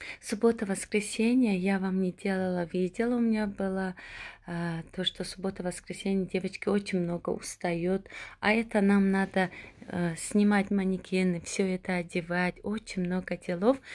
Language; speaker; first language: Russian; non-native, local second language; Tajik